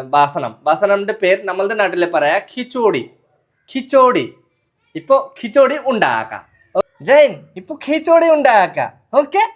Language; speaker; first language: Malayalam; non-native, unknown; Bangla